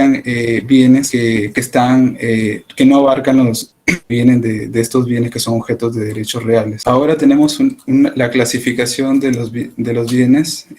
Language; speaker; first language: Spanish; native; Spanish